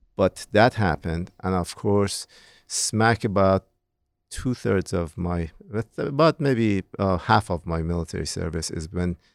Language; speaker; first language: English; non-native, fluent; Persian